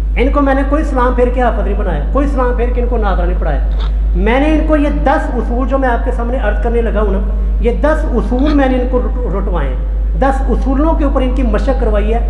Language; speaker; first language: Urdu; non-native, local second language; Punjabi